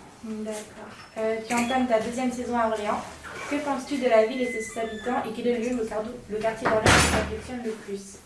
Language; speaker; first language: French; native; French